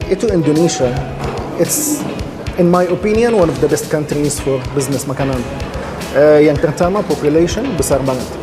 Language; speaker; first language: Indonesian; non-native, fluent; Arabic